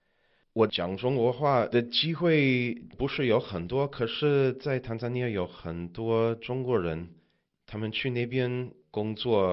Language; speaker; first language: Chinese; non-native, learner; English